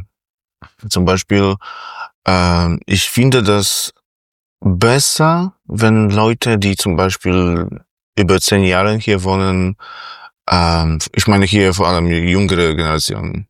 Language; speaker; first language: German; non-native, fluent; Polish